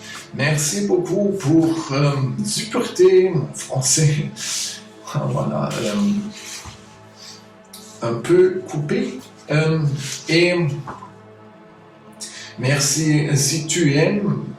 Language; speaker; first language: French; non-native, fluent; German